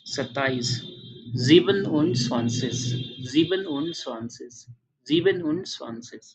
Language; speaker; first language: German; non-native, fluent; Hindi